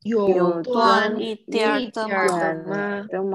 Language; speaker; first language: Chinese; non-native, learner; Indonesian